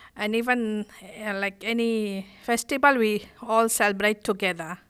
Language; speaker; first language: English; non-native, fluent; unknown